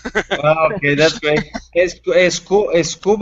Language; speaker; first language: English; non-native, learner; Portuguese